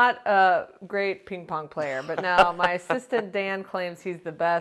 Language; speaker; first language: English; native; English